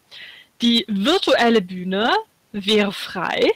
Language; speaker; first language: German; native; German